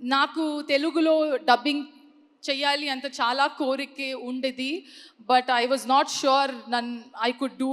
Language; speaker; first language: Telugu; non-native, learner; Kannada